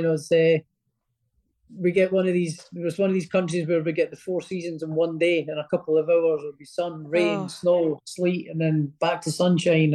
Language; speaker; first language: English; native; English